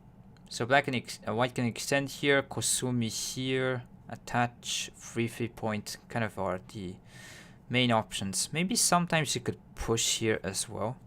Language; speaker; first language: English; non-native, fluent; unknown